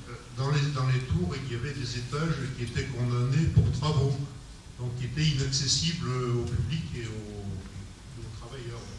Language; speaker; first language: French; native; French